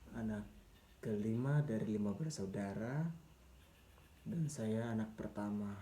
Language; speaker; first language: Indonesian; non-native, local second language; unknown